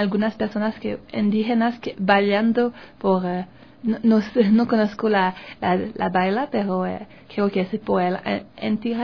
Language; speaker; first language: Spanish; non-native, learner; French